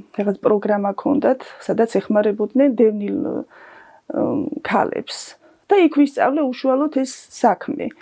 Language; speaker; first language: Georgian; native; Georgian